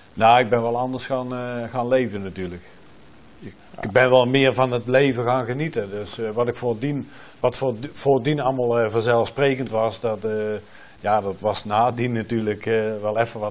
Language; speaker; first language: Dutch; native; Dutch